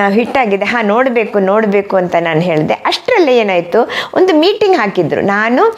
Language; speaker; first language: Kannada; non-native, fluent; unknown